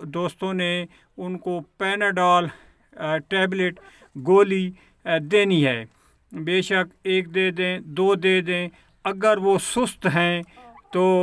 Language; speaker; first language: Urdu; non-native, local second language; Punjabi